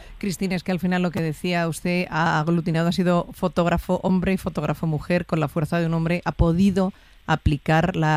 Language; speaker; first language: Spanish; native; Spanish